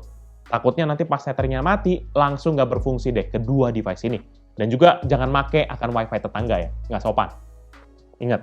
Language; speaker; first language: Indonesian; native; Indonesian